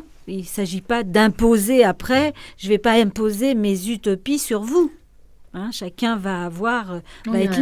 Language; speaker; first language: French; native; French